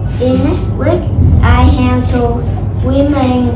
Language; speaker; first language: English; non-native, learner; Vietnamese